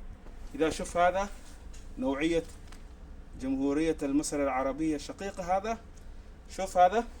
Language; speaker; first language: Arabic; non-native, local second language; Somali